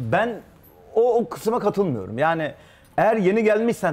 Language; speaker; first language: Turkish; native; Turkish